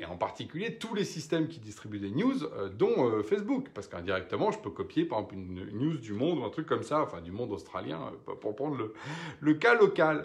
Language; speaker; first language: French; native; French